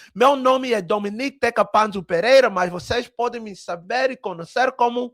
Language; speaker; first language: Portuguese; early bilingual, heritage; Portuguese